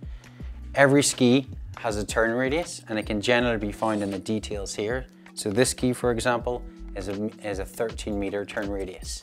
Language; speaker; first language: English; native; English